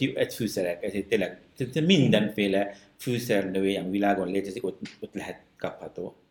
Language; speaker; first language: Hungarian; non-native, fluent; Sinhala